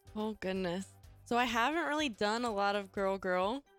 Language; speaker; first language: English; native; English